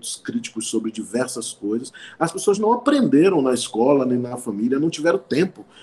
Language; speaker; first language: Portuguese; native; Portuguese